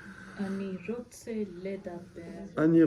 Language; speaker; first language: Hebrew; non-native, learner; French